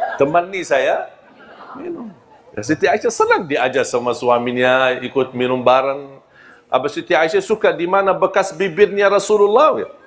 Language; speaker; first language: Malay; non-native, fluent; Arabic